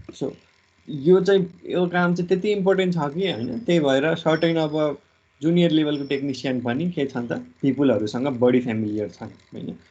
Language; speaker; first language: Nepali; native; Nepali